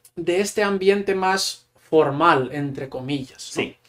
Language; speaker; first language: Spanish; non-native, local second language; Catalan